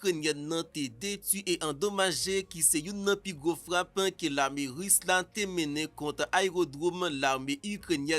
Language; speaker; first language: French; non-native, local second language; Haitian Creole